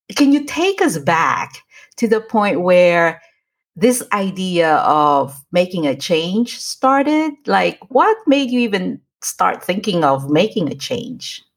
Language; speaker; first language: English; native; English